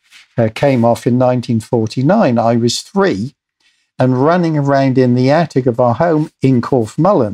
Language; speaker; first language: English; native; English